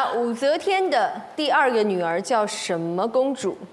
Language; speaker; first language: Chinese; native; Chinese